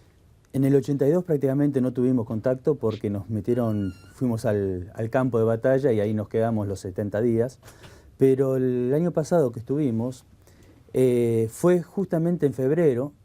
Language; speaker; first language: Spanish; native; Spanish